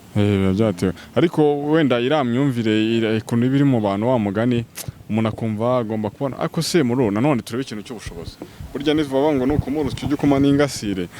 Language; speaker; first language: Kinyarwanda; native; Kinyarwanda